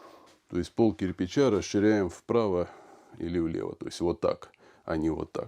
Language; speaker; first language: Russian; native; Russian